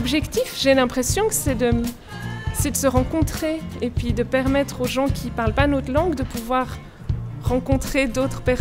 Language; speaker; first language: French; native; French